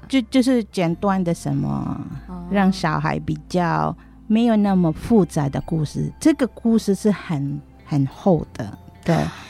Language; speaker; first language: Chinese; non-native, fluent; Filipino